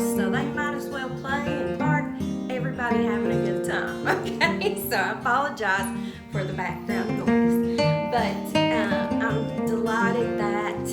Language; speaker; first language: English; native; English